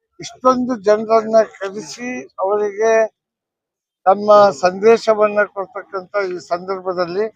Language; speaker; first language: Kannada; non-native, local second language; Lambadi